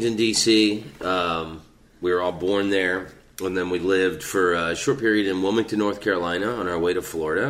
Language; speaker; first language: English; native; English